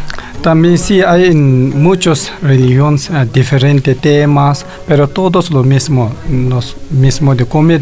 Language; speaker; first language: Spanish; non-native, learner; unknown